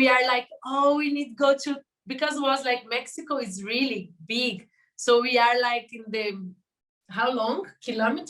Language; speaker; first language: English; non-native, learner; Portuguese